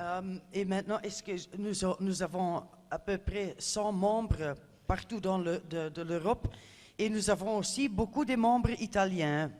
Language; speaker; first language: French; non-native, fluent; Dutch